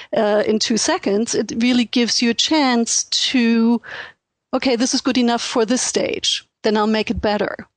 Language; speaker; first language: English; non-native, fluent; German